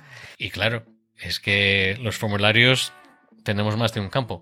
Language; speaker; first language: Spanish; non-native, fluent; English